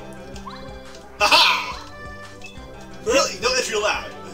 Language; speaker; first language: English; native; English